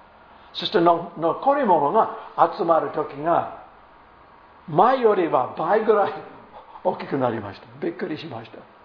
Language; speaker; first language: Japanese; non-native, fluent; English